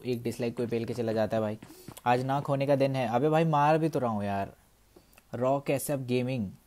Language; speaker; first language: Hindi; native; Hindi